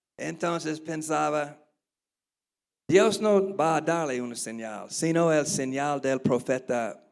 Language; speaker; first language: Spanish; non-native, learner; English